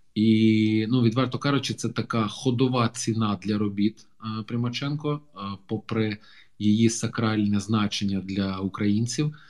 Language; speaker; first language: Ukrainian; non-native, local second language; Russian